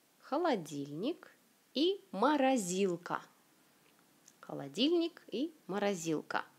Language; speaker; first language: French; non-native, fluent; Russian